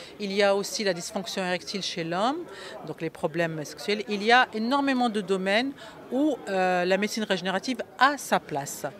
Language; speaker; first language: French; non-native, local second language; Arabic